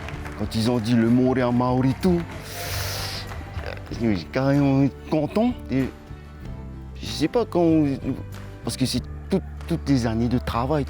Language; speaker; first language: French; non-native, local second language; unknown